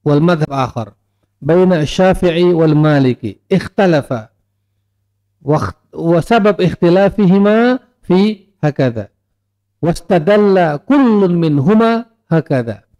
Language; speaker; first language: Arabic; non-native, fluent; Indonesian